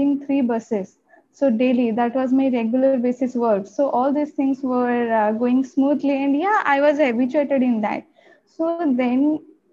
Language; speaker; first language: English; non-native, local second language; Odia